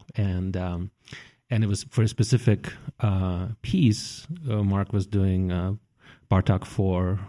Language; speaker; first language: English; early bilingual, other home language; Russian